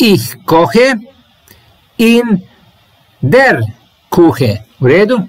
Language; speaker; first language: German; non-native, learner; Serbian